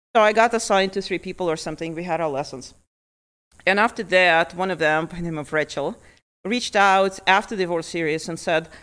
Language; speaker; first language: English; early bilingual, other home language; Russian